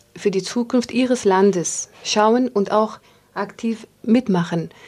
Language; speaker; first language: German; non-native, fluent; Pashto